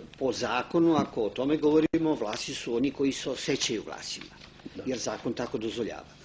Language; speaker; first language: Bosnian; non-native, local second language; Romanian